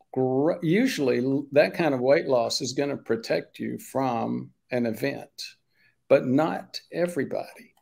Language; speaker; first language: English; native; English